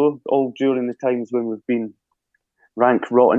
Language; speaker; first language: English; native; English